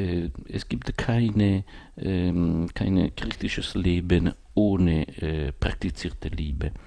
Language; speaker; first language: German; non-native, fluent; Italian